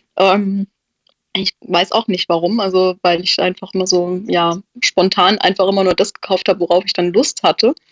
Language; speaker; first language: German; native; German